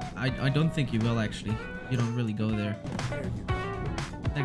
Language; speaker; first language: English; native; English